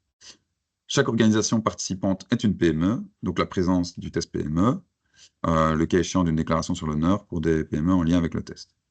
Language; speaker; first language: French; native; French